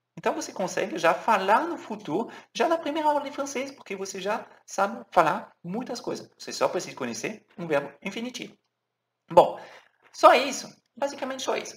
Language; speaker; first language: Portuguese; non-native, fluent; French